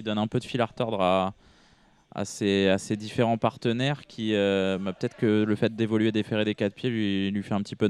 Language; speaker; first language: French; native; French